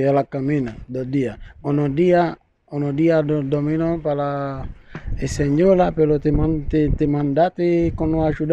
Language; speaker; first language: Spanish; non-native, learner; Haitian Creole